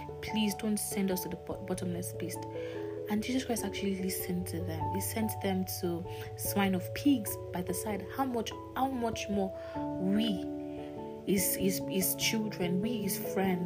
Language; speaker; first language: English; non-native, local second language; Yoruba